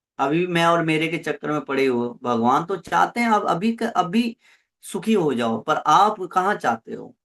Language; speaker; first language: Hindi; non-native, local second language; Punjabi